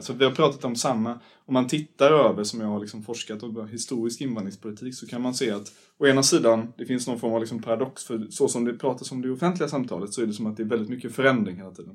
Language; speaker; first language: Swedish; native; Swedish